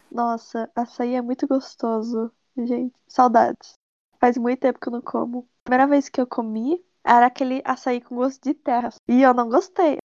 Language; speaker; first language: Portuguese; native; Portuguese